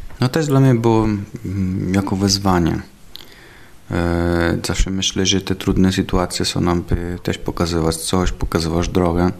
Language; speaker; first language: Polish; non-native, learner; Italian